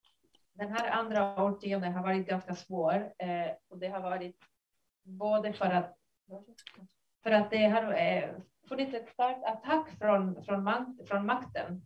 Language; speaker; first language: Swedish; non-native, fluent; Spanish